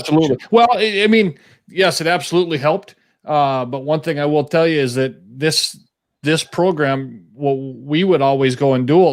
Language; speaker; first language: English; native; English